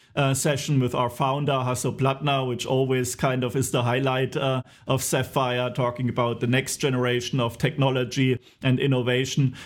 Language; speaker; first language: English; non-native, fluent; German